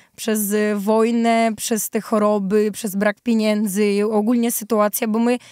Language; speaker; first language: Polish; early bilingual, other home language; Ukrainian